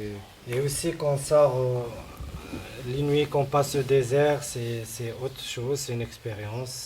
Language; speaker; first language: French; non-native, local second language; Arabic